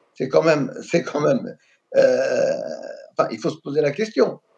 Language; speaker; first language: French; non-native, local second language; Arabic